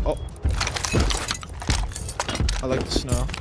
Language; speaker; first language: English; native; English